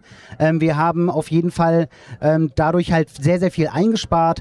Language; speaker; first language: German; native; German